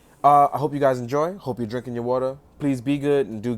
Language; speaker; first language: English; native; English